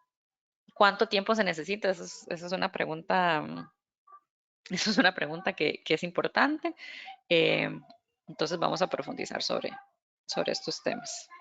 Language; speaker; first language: Spanish; native; Spanish